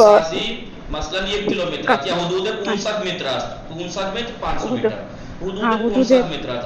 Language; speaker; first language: Persian; non-native, fluent; Urdu